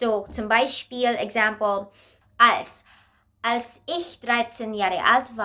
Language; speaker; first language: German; non-native, learner; Filipino